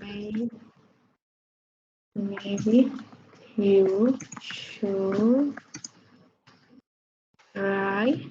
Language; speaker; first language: English; non-native, learner; Spanish